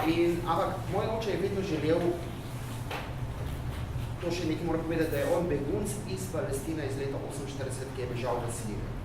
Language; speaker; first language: Slovenian; early bilingual, heritage; Arabic